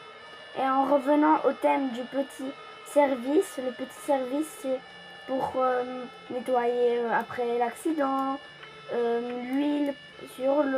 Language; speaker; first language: French; early bilingual, other home language; Polish